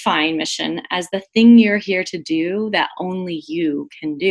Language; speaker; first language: English; native; English